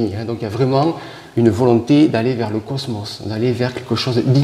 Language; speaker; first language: French; native; French